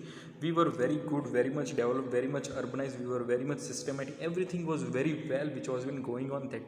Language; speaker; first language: English; non-native, local second language; Hindi